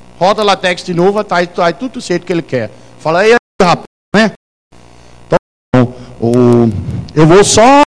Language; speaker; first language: Portuguese; non-native, fluent; Danish